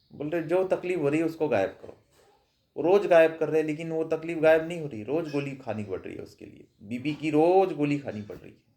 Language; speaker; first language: Hindi; non-native, local second language; Marathi